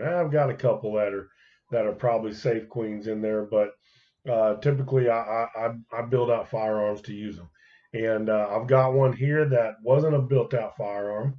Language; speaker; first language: English; native; English